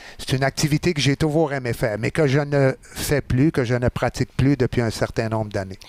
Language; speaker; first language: French; native; French